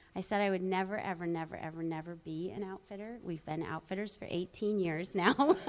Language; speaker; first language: English; native; English